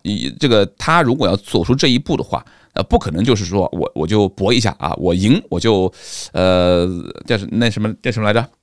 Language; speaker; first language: Chinese; native; Chinese